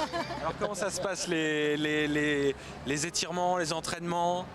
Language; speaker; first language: French; native; French